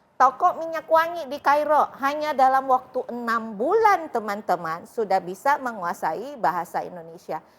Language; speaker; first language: Indonesian; native; Indonesian